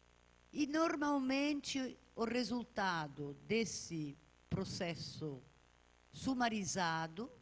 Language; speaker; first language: Portuguese; native; Portuguese